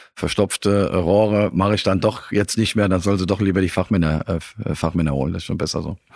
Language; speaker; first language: German; native; German